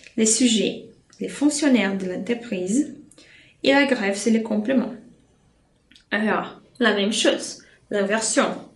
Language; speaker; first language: French; non-native, fluent; Portuguese